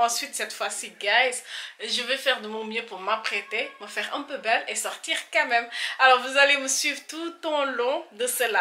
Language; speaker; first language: French; non-native, local second language; Wolof